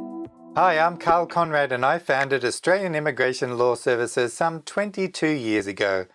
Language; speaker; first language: English; native; English